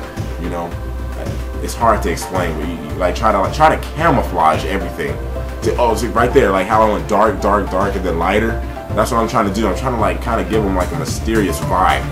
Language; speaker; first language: English; native; English